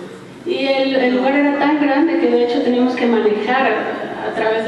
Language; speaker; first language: Spanish; native; Spanish